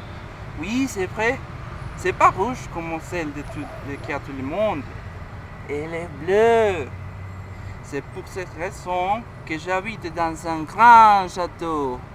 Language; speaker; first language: French; non-native, learner; Spanish